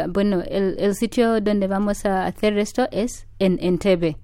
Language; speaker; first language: Spanish; non-native, fluent; Ganda